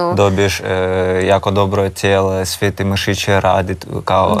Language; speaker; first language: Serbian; non-native, learner; Russian